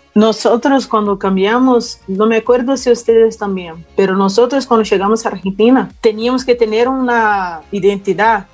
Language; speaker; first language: Spanish; non-native, learner; Portuguese